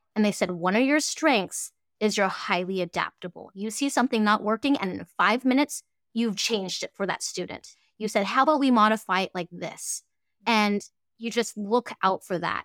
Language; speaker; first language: English; early bilingual, other home language; Cantonese